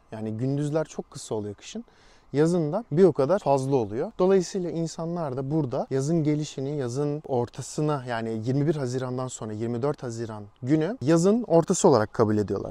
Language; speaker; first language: Turkish; native; Turkish